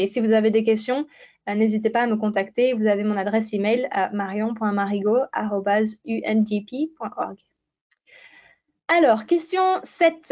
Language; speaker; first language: French; native; French